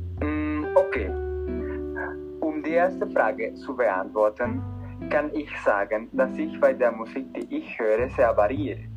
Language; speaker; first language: German; non-native, learner; Spanish